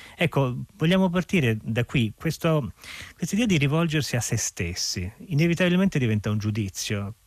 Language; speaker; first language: Italian; native; Italian